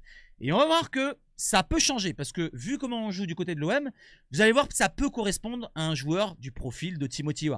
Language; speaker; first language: French; native; French